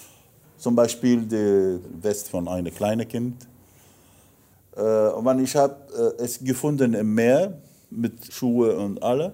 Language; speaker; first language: German; non-native, learner; Arabic